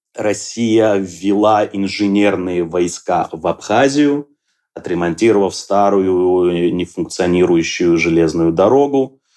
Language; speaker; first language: Russian; non-native, local second language; Georgian